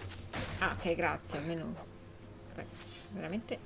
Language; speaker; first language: Italian; native; Italian